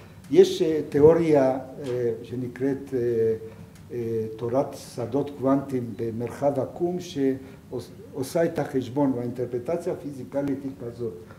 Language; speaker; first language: Hebrew; non-native, fluent; Yiddish